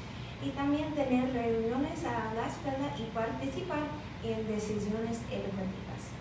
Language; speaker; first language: Spanish; non-native, learner; English